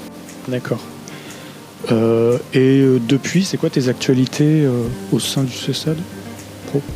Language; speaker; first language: French; native; French